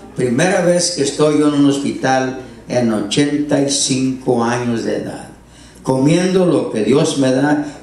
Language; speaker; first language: Spanish; native; Spanish